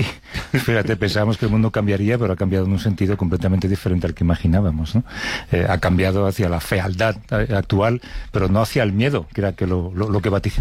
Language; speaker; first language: Spanish; native; Spanish